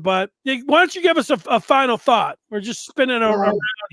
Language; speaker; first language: English; native; English